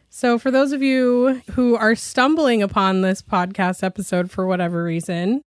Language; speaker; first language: English; native; English